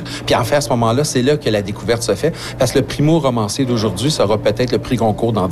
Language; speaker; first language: French; native; French